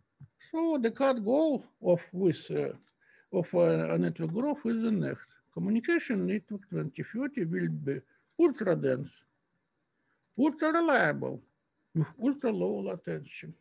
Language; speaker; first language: English; non-native, learner; Russian